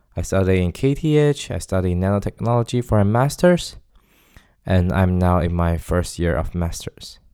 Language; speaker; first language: English; non-native, fluent; Chinese